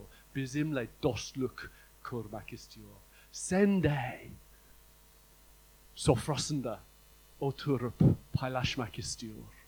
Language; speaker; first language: Turkish; non-native, fluent; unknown